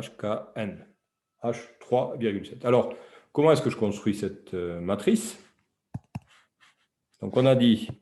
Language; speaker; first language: French; native; French